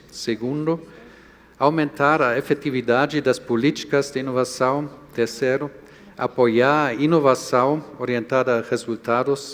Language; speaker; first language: Portuguese; non-native, fluent; German